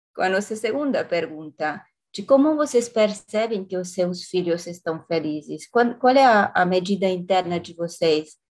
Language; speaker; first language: Portuguese; non-native, fluent; French